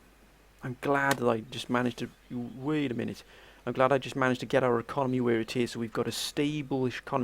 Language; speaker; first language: English; native; English